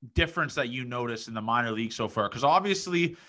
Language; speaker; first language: English; native; English